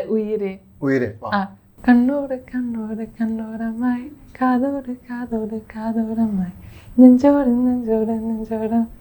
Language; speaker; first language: Malayalam; non-native, fluent; German